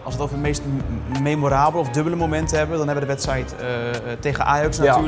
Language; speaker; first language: Dutch; native; Dutch